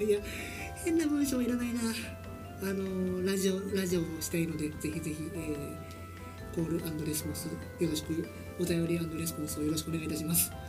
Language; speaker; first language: Japanese; native; Japanese